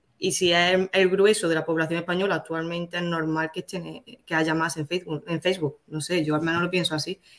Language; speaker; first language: Spanish; native; Spanish